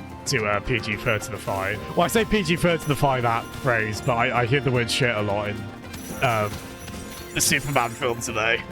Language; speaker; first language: English; native; English